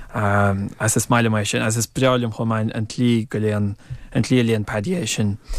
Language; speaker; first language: Irish; non-native, fluent; English